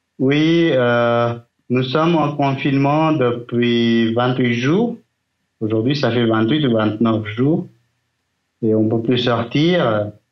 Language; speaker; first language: French; non-native, fluent; Nepali